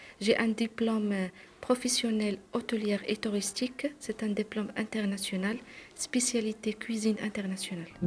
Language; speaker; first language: French; non-native, local second language; Arabic